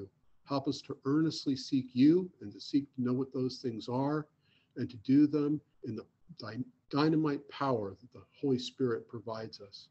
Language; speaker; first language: English; native; English